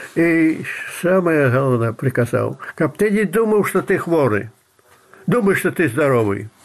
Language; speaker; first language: Russian; non-native, fluent; Belarusian